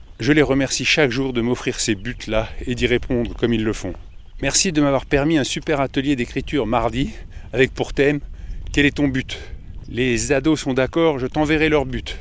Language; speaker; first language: French; native; French